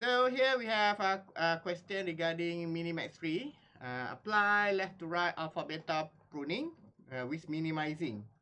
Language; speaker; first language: English; non-native, local second language; Malay